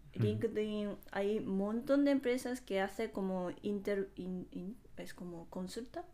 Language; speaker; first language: Spanish; non-native, fluent; Japanese